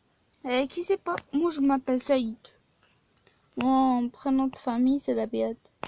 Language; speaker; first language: French; non-native, learner; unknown